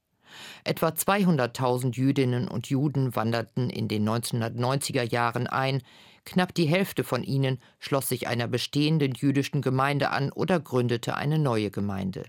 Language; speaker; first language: German; native; German